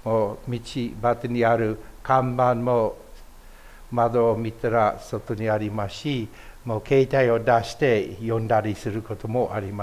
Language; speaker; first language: Japanese; non-native, fluent; English